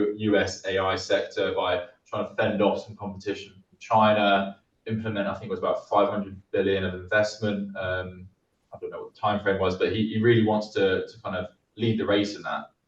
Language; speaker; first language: English; native; English